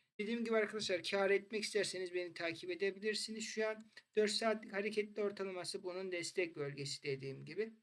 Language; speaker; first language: Turkish; native; Turkish